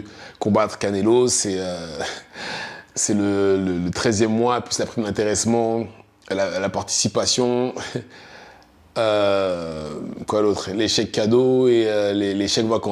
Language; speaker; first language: French; native; French